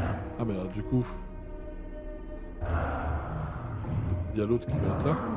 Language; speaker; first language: French; native; French